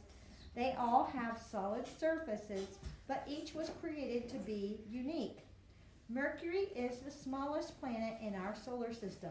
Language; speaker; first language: English; native; English